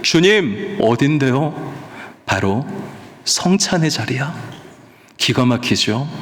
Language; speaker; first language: Korean; native; Korean